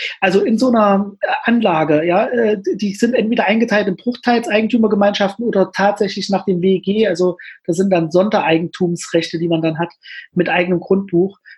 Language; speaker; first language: German; native; German